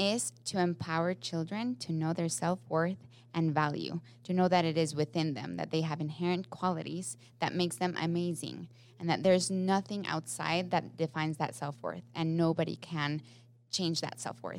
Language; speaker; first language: English; non-native, fluent; Spanish